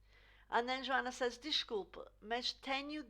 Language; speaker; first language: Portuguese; non-native, fluent; English